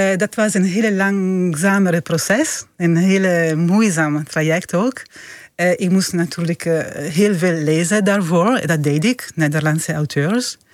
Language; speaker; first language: Dutch; non-native, fluent; Italian